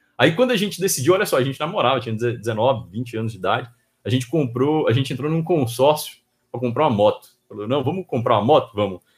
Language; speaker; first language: Portuguese; native; Portuguese